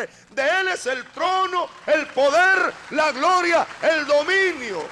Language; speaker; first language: Spanish; native; Spanish